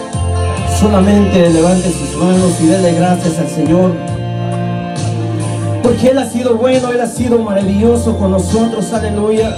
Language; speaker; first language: Spanish; native; Spanish